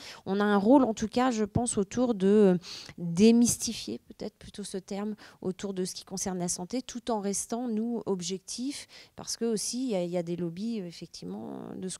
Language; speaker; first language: French; native; French